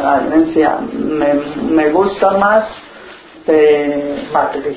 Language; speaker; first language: Spanish; non-native, learner; Chinese